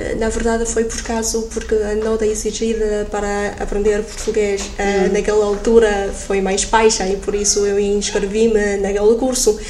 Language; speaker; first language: Portuguese; non-native, fluent; Chinese